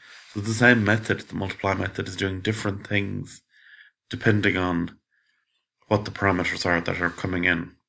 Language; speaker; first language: English; native; English